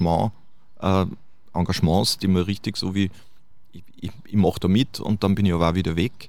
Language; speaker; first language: German; native; German